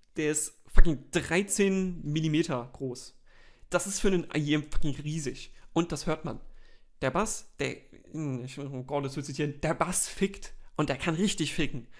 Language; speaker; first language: German; native; German